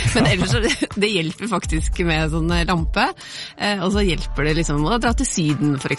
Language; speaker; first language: Norwegian; native; Norwegian